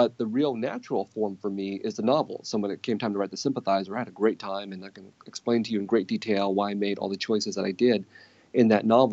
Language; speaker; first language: English; native; English